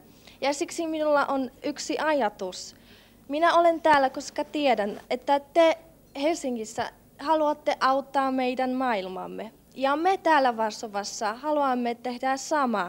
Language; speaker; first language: Finnish; non-native, fluent; Polish